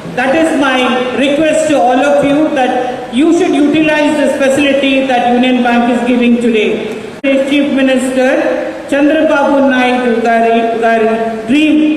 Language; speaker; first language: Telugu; non-native, learner; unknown